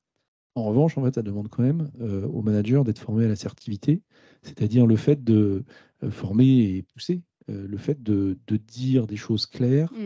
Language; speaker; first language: French; native; French